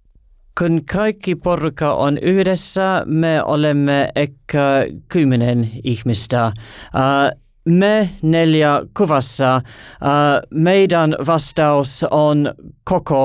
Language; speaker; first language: Finnish; non-native, learner; English